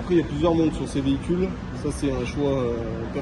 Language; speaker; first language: French; native; French